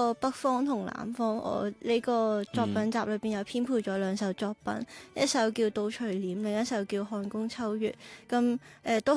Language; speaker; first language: Cantonese; native; Cantonese